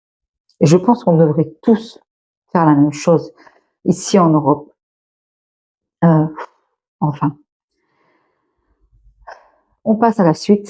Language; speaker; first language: French; native; French